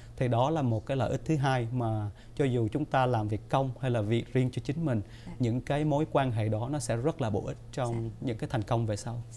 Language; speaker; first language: Vietnamese; early bilingual, heritage; Vietnamese